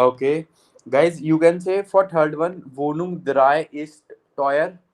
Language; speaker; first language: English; non-native, local second language; Hindi